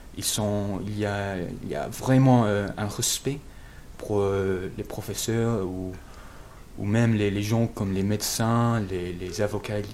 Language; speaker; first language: French; non-native, fluent; English